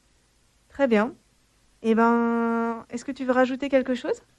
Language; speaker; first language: French; native; French